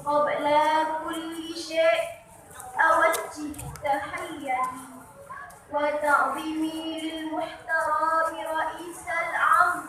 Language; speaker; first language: Arabic; non-native, learner; Achinese